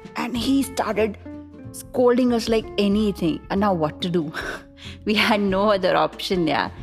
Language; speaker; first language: English; non-native, local second language; Punjabi